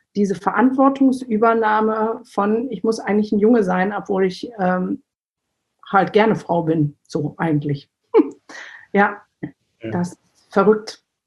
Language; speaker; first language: German; early bilingual, other home language; Turkish